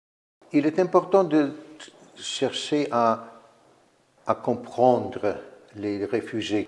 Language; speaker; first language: French; non-native, fluent; Ukrainian